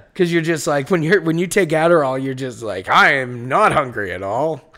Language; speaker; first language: English; native; English